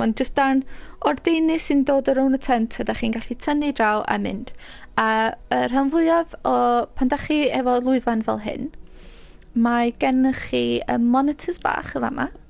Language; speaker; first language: Welsh; native; Welsh